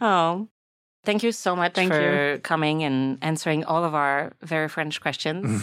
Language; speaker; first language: English; non-native, fluent; French